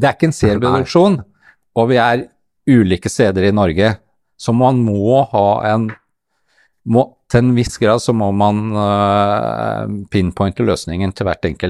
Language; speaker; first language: Norwegian; native; Norwegian